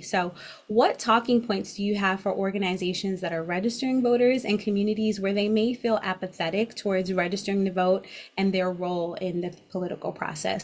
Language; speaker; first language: English; native; English